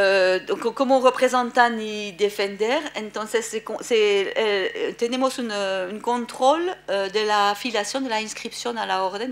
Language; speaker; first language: Spanish; non-native, fluent; French